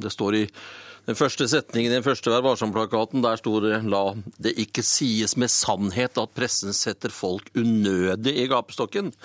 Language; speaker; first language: Norwegian; native; Norwegian